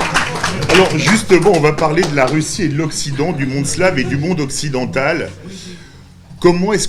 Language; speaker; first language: French; native; French